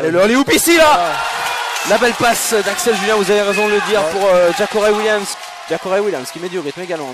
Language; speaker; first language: French; native; French